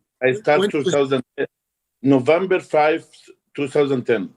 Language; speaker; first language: English; non-native, learner; Arabic